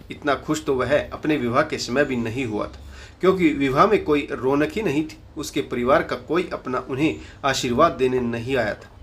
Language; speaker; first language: Hindi; native; Hindi